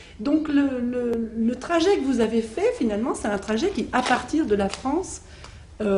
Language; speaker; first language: French; native; French